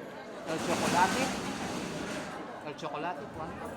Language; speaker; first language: Spanish; non-native, learner; Filipino